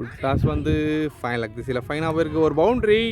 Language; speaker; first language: Tamil; native; Tamil